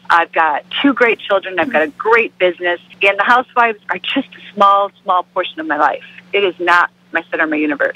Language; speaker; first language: English; native; English